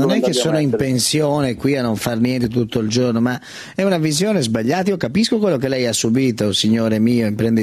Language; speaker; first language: Italian; native; Italian